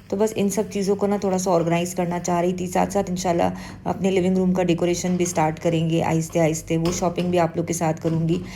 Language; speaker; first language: Urdu; native; Urdu